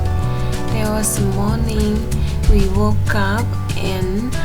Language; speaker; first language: English; non-native, learner; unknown